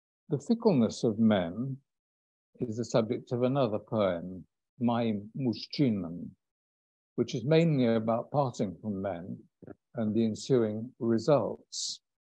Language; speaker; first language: English; native; English